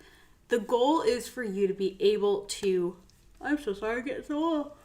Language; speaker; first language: English; native; English